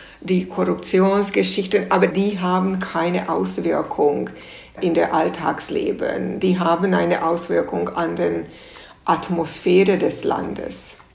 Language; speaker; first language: German; non-native, fluent; Hungarian